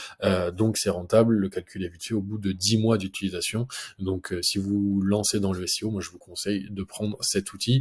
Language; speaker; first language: French; native; French